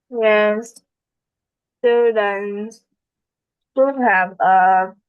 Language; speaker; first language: English; non-native, learner; Vietnamese